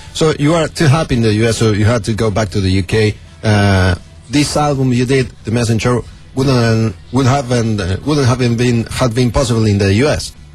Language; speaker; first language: English; non-native, fluent; Spanish